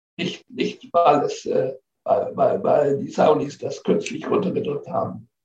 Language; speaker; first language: German; non-native, fluent; English